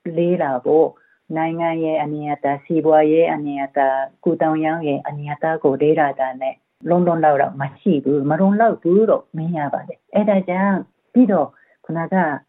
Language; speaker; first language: Burmese; non-native, fluent; Japanese